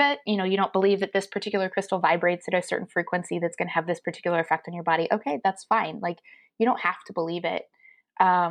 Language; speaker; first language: English; native; English